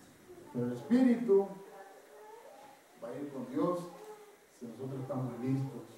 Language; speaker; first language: Spanish; non-native, fluent; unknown